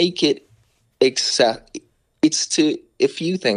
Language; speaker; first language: English; native; English